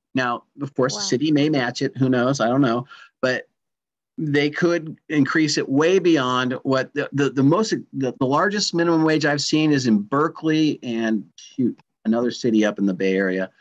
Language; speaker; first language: English; native; English